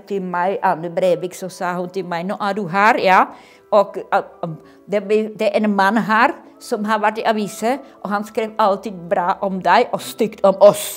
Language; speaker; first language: Norwegian; non-native, fluent; Czech